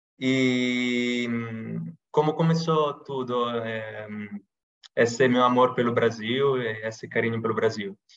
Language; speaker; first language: Portuguese; non-native, fluent; Italian